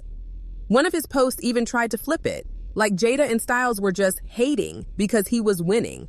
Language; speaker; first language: English; native; English